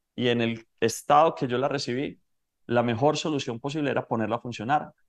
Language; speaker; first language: Spanish; native; Spanish